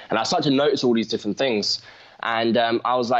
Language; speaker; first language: English; native; English